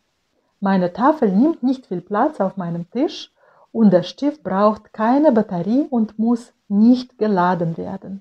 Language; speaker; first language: German; non-native, fluent; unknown